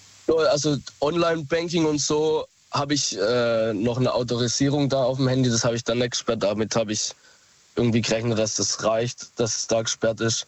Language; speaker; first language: German; native; German